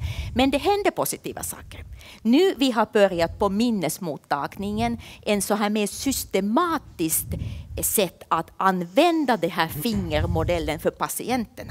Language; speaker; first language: Swedish; non-native, fluent; Finnish